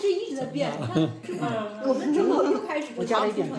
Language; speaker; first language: Chinese; native; Chinese